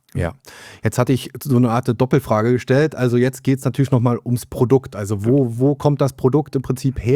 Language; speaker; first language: German; native; German